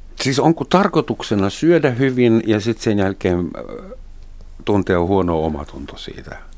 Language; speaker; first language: Finnish; non-native, fluent; German